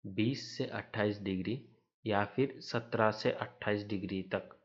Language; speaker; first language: Hindi; non-native, local second language; Marathi